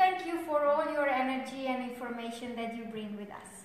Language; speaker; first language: English; non-native, fluent; Romanian